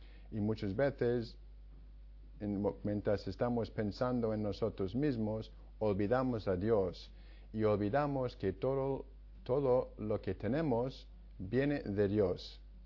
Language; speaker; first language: Spanish; non-native, fluent; English